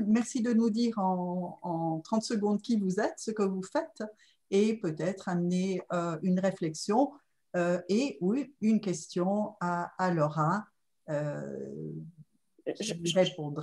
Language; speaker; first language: French; native; French